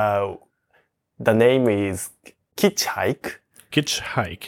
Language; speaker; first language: English; non-native, learner; Japanese